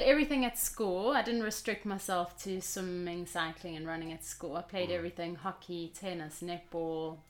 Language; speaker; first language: English; native; English